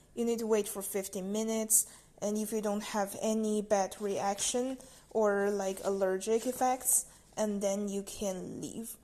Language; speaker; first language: English; non-native, fluent; Chinese